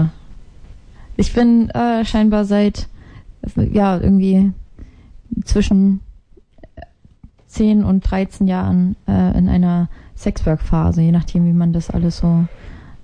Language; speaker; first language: German; native; German